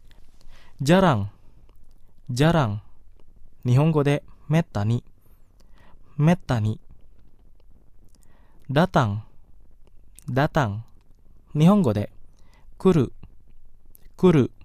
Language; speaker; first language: Japanese; non-native, fluent; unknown